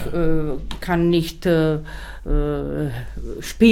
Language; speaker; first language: German; non-native, learner; Czech